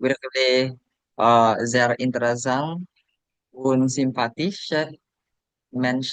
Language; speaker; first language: German; non-native, learner; Indonesian